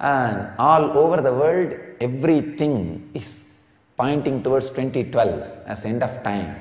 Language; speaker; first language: English; non-native, local second language; Tamil